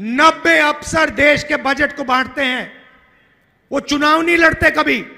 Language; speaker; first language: Hindi; native; Hindi